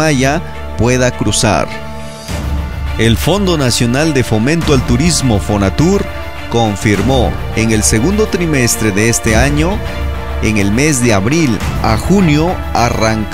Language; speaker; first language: Spanish; native; Spanish